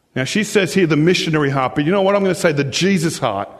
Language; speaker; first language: English; native; English